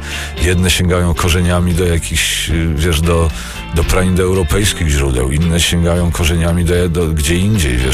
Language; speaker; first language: Polish; native; Polish